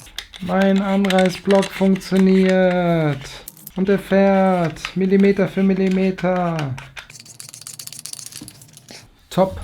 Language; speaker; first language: German; native; German